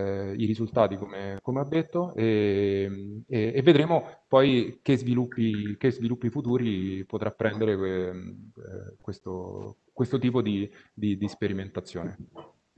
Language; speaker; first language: Italian; native; Italian